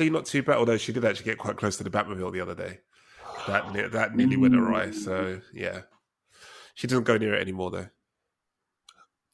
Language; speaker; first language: English; native; English